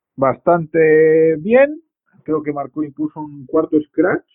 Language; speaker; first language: Spanish; native; Spanish